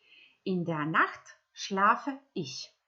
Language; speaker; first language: German; non-native, fluent; Macedonian